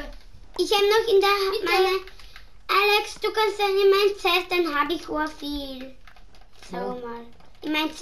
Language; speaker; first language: German; non-native, learner; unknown